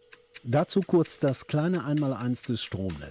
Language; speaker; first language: German; native; German